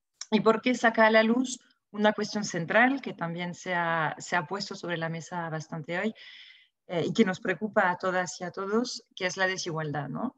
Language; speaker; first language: Spanish; non-native, fluent; French